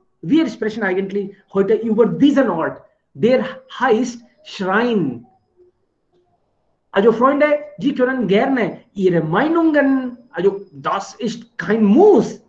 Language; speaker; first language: German; non-native, fluent; Hindi